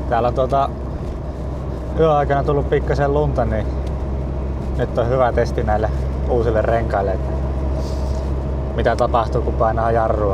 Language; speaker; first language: Finnish; native; Finnish